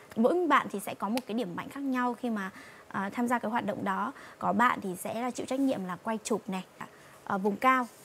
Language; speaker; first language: Vietnamese; non-native, local second language; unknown